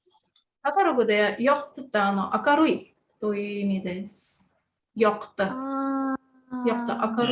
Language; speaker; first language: Japanese; non-native, fluent; Tatar